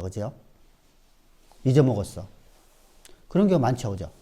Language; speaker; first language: Korean; native; Korean